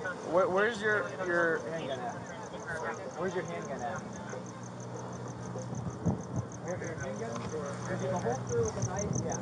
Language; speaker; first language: English; native; English